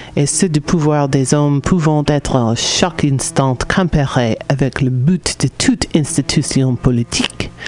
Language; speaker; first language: French; non-native, fluent; English